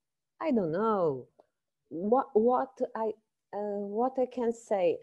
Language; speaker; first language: English; non-native, learner; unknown